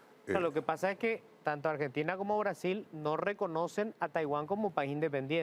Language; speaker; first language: Spanish; native; Spanish